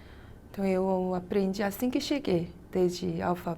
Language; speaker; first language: Portuguese; non-native, fluent; Korean